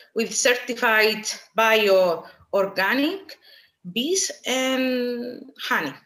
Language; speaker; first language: English; non-native, fluent; Greek